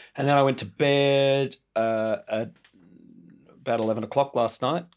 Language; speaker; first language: English; native; English